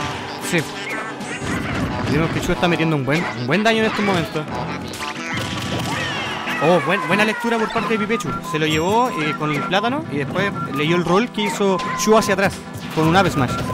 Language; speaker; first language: Spanish; native; Spanish